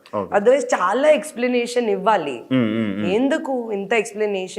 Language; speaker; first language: Telugu; non-native, fluent; Hindi